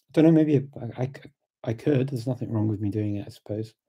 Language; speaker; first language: English; native; English